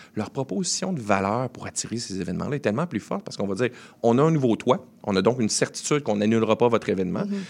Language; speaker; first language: French; native; French